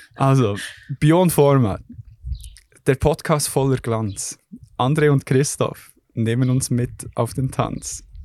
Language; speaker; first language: German; early bilingual, other home language; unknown